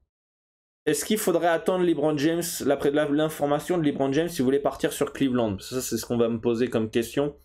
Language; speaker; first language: French; native; French